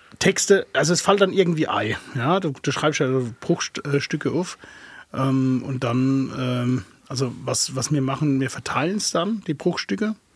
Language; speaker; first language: German; early bilingual, other home language; Arabic